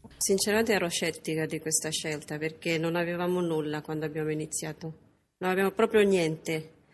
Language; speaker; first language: Italian; non-native, fluent; Filipino